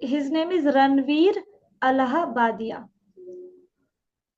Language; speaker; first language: English; non-native, local second language; Hindi